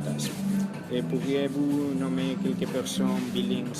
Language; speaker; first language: French; non-native, learner; Spanish